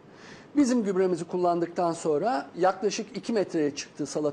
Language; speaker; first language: Turkish; native; Turkish